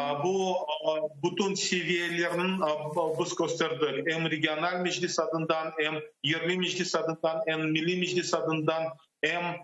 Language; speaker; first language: Turkish; non-native, learner; Crimean Tatar